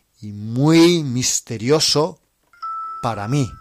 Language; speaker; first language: Spanish; non-native, fluent; English